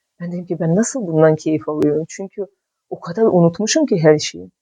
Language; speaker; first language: Turkish; non-native, fluent; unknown